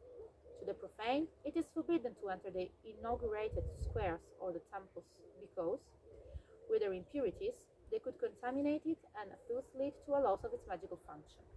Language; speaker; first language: English; non-native, fluent; Italian